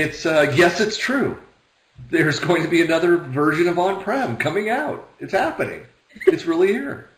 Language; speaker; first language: English; native; English